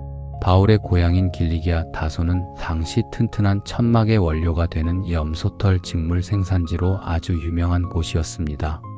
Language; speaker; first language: Korean; native; Korean